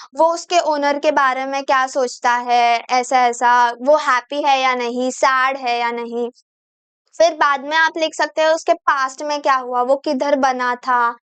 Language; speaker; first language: Hindi; non-native, local second language; Marathi